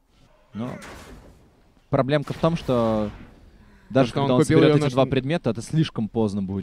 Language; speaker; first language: Russian; native; Russian